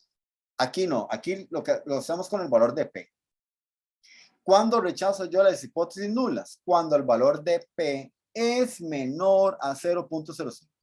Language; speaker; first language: Spanish; native; Spanish